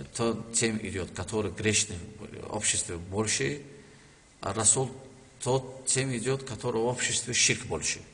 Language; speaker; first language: Russian; non-native, learner; Azerbaijani